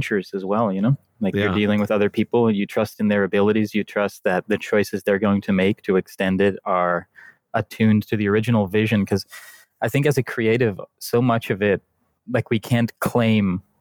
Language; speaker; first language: English; non-native, fluent; Dutch